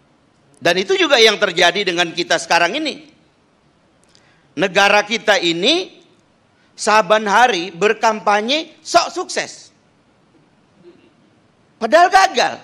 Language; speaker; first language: Indonesian; native; Indonesian